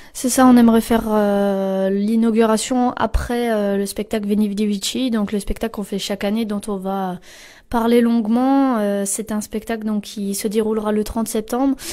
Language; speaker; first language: French; native; French